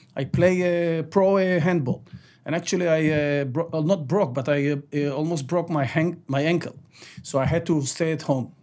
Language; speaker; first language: English; non-native, fluent; Ladino